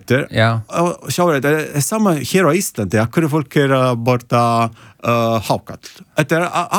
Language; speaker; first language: Icelandic; non-native, learner; Italian